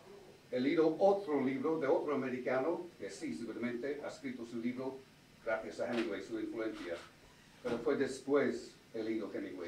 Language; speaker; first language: Spanish; non-native, fluent; English